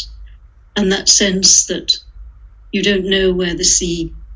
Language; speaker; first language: English; native; English